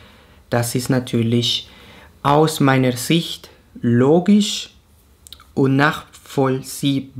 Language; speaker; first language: German; non-native, fluent; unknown